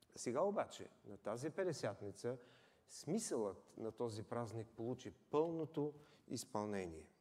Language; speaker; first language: Bulgarian; native; Bulgarian